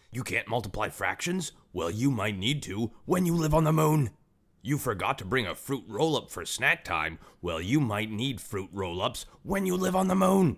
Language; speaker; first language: English; native; English